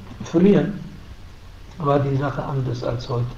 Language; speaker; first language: German; non-native, fluent; Arabic